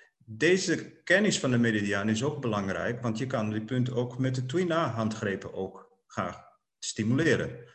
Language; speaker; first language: Dutch; non-native, fluent; Portuguese